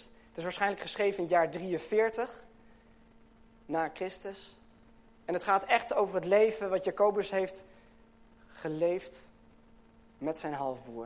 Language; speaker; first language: Dutch; native; Dutch